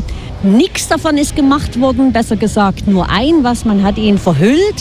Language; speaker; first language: German; native; German